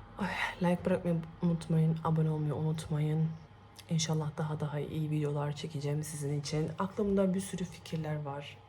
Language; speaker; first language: Turkish; early bilingual, heritage; Turkish